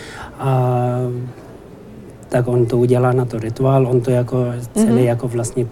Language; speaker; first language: Czech; non-native, learner; Tibetan